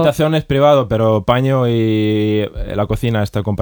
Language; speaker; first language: Spanish; non-native, fluent; Estonian